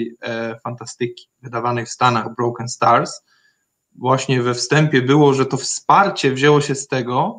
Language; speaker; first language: Polish; native; Polish